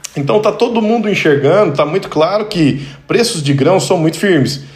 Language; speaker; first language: Portuguese; native; Portuguese